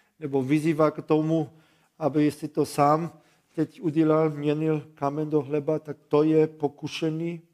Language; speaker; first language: Czech; non-native, fluent; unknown